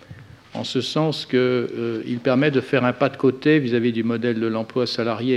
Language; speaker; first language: French; native; French